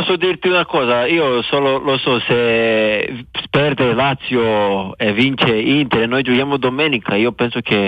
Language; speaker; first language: Italian; non-native, fluent; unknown